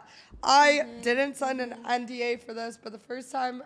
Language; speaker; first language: English; native; English